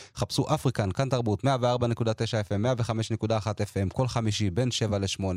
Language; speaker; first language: Hebrew; early bilingual, other home language; Amharic